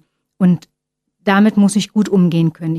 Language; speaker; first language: German; native; German